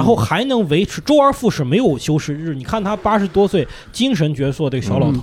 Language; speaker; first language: Chinese; native; Chinese